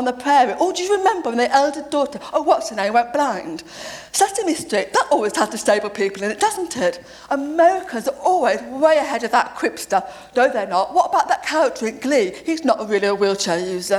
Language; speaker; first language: English; native; English